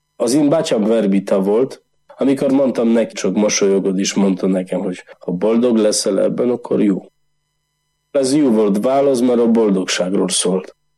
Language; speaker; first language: Hungarian; non-native, learner; Polish